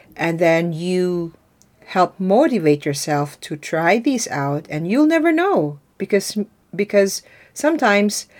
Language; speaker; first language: English; non-native, local second language; Filipino